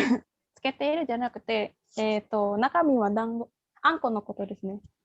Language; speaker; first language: Japanese; non-native, fluent; Indonesian